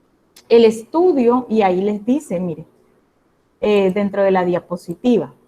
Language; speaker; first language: Spanish; native; Spanish